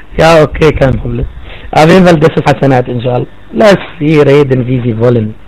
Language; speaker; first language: German; non-native, fluent; Arabic